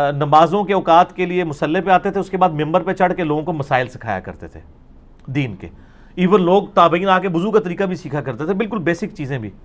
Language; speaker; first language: Urdu; native; Urdu